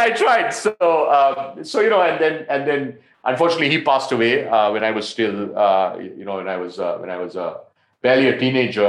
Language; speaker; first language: English; non-native, local second language; Tamil